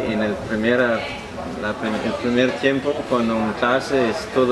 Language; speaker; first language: Spanish; non-native, learner; Danish